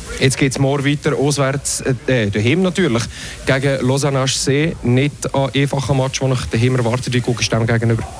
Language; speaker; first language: German; native; German